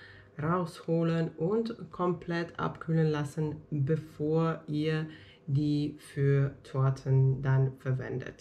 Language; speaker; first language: German; non-native, fluent; Finnish